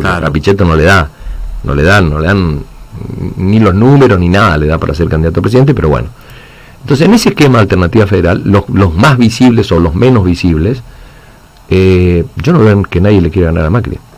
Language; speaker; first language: Spanish; native; Spanish